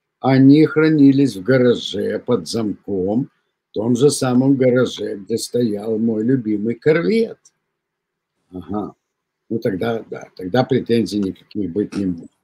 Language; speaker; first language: Russian; native; Russian